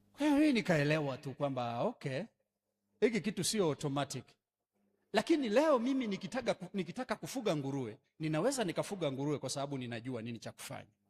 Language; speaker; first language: Swahili; native; Swahili